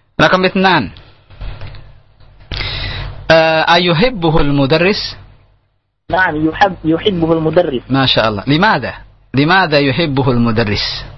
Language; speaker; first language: Arabic; non-native, fluent; Indonesian